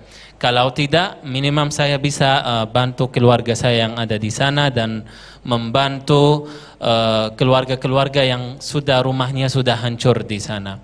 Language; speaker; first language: Indonesian; non-native, fluent; Arabic